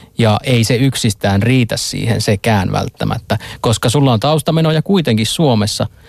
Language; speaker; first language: Finnish; native; Finnish